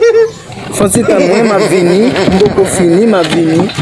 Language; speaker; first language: French; non-native, learner; Haitian Creole